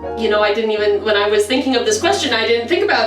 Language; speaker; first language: English; native; English